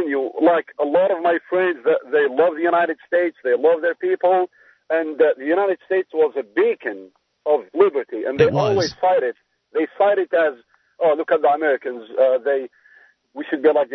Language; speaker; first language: English; non-native, fluent; Arabic